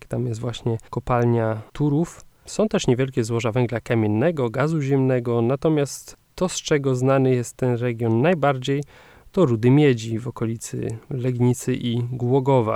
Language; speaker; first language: Polish; native; Polish